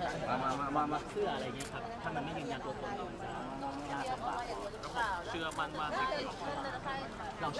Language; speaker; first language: Thai; native; Thai